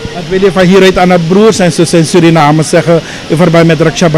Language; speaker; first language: Dutch; native; Dutch